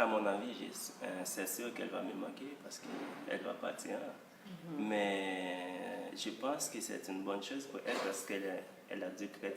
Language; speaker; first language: French; non-native, local second language; Haitian Creole